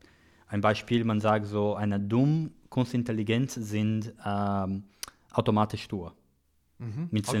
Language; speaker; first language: German; non-native, learner; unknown